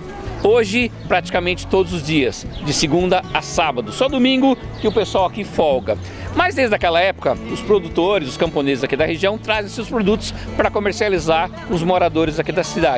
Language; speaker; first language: Portuguese; native; Portuguese